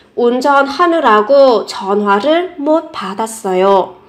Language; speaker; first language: Korean; non-native, fluent; Vietnamese